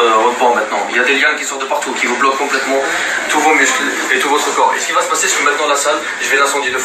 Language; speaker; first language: French; native; French